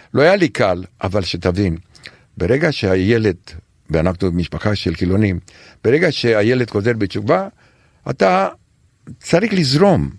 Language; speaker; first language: Hebrew; non-native, fluent; Romanian